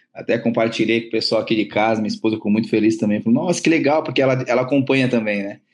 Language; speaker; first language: Portuguese; native; Portuguese